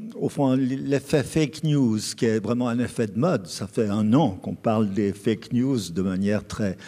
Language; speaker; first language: French; native; French